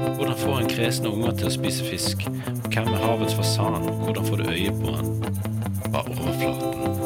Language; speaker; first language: Norwegian; native; Norwegian